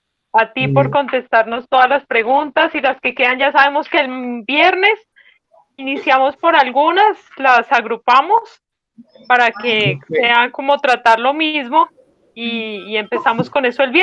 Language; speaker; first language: Spanish; native; Spanish